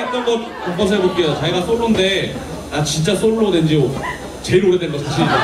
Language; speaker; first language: Korean; native; Korean